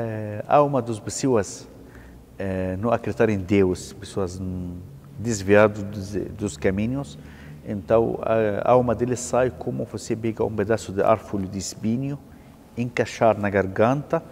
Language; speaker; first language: Portuguese; non-native, learner; Arabic